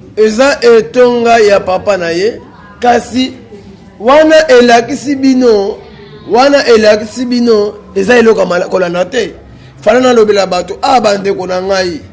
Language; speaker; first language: Lingala; non-native, local second language; Kongo